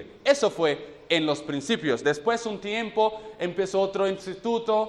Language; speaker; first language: Spanish; non-native, fluent; English